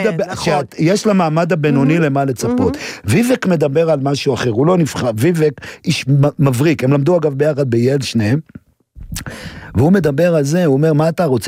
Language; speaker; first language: Hebrew; native; Hebrew